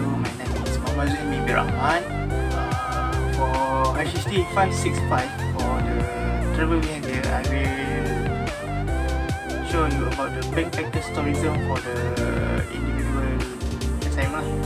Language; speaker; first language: English; non-native, learner; Malay